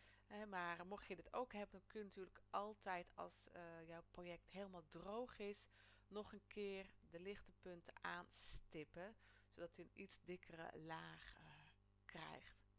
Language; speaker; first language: Dutch; native; Dutch